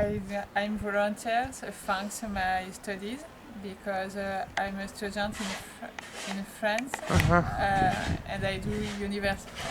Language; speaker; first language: English; non-native, learner; French